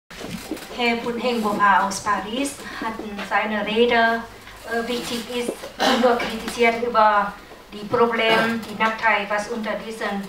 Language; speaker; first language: German; non-native, learner; Lao